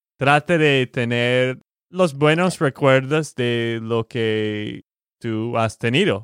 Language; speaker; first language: Spanish; non-native, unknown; English